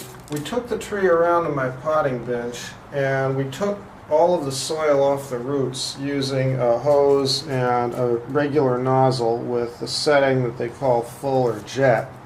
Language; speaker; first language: English; native; English